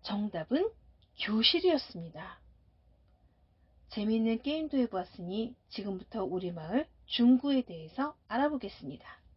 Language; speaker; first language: Korean; native; Korean